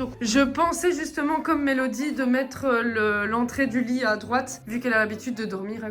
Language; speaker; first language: French; native; French